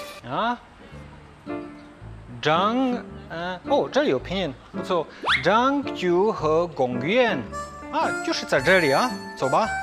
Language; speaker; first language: Chinese; non-native, learner; English